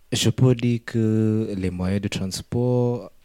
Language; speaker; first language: French; non-native, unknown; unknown